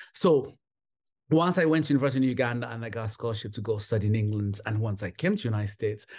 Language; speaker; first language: English; non-native, local second language; Kinyarwanda